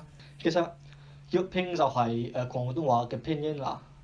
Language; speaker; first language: Cantonese; non-native, learner; English